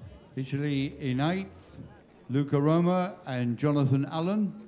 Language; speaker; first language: English; native; English